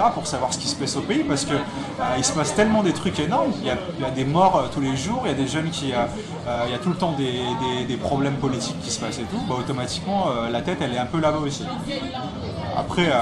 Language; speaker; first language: French; native; French